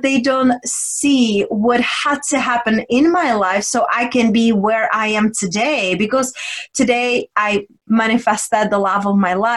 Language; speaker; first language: English; non-native, fluent; Czech